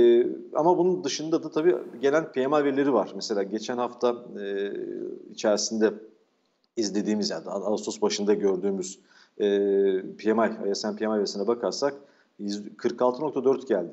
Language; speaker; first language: Turkish; native; Turkish